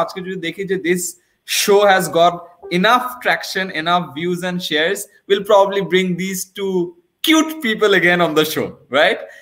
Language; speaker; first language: English; non-native, local second language; Bangla